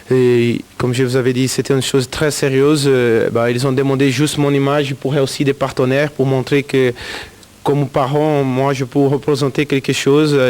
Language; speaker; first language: French; non-native, fluent; Portuguese